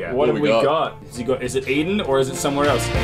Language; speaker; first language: English; native; English